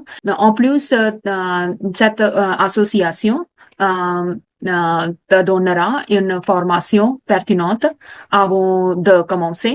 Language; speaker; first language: French; non-native, learner; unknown